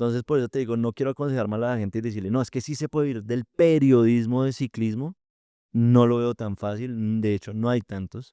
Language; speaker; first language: Spanish; native; Spanish